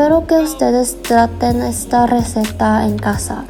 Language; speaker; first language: Spanish; non-native, fluent; Korean